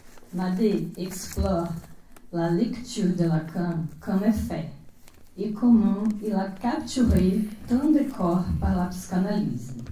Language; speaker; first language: French; non-native, fluent; Portuguese